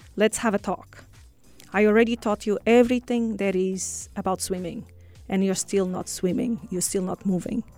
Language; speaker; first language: English; non-native, fluent; Portuguese